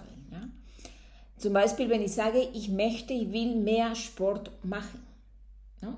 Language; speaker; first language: German; non-native, fluent; Spanish